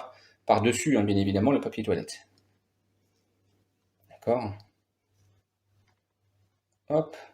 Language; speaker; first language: French; native; French